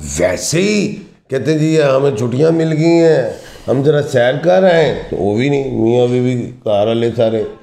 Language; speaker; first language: Urdu; non-native, local second language; Punjabi